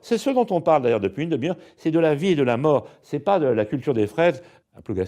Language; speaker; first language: French; native; French